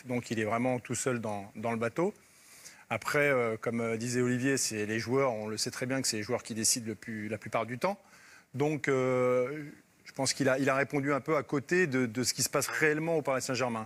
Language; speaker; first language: French; native; French